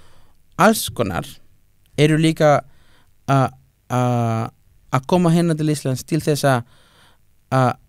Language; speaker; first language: Icelandic; non-native, fluent; Spanish